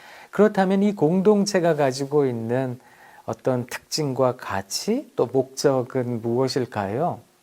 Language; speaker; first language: Korean; native; Korean